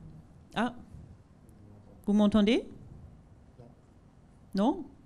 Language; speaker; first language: French; non-native, fluent; German